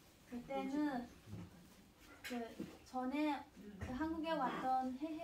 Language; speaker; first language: Korean; non-native, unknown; Chinese